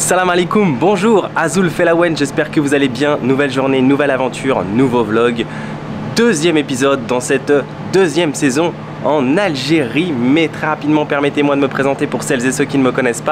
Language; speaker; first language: French; native; French